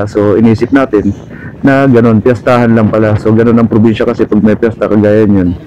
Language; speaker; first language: Filipino; non-native, local second language; Waray